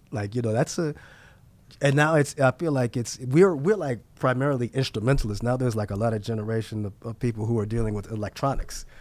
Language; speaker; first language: English; native; English